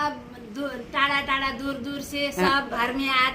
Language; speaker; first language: Hindi; non-native, learner; Nepali